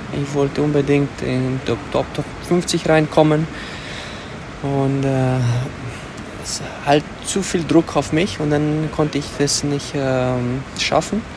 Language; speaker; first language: German; early bilingual, other home language; Romanian